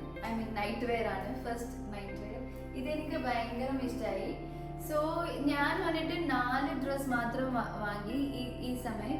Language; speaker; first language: Malayalam; non-native, local second language; Kannada